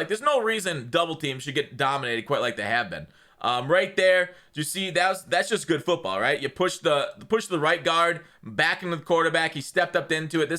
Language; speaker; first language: English; native; English